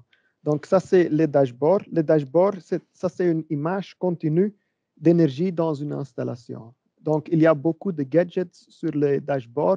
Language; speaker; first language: French; non-native, learner; Dutch